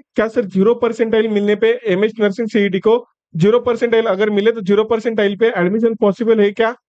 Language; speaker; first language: Hindi; non-native, local second language; Marathi